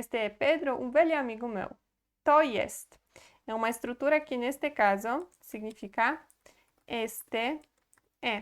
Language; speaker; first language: Portuguese; non-native, fluent; Polish